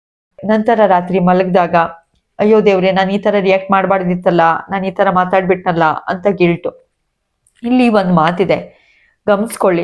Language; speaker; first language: Kannada; native; Kannada